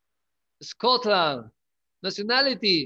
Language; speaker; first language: English; non-native, learner; Spanish